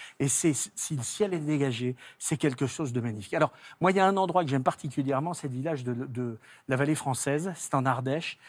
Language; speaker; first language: French; native; French